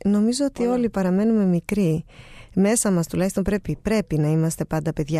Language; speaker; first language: Greek; native; Greek